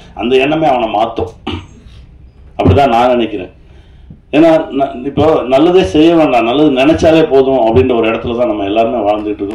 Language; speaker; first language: Tamil; native; Tamil